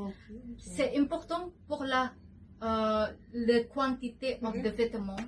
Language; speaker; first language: French; non-native, learner; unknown